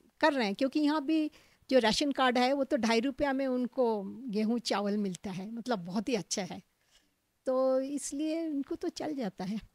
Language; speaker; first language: Hindi; non-native, local second language; Bangla